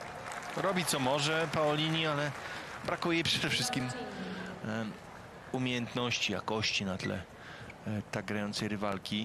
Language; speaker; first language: Polish; native; Polish